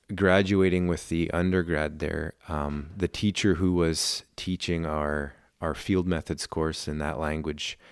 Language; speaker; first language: English; non-native, fluent; German